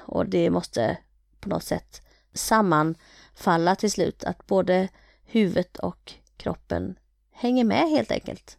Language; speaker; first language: Swedish; early bilingual, other home language; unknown